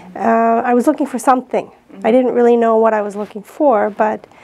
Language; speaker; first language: English; native; English